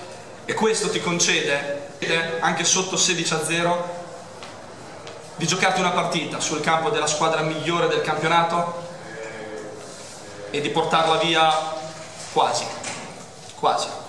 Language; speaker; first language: Italian; native; Italian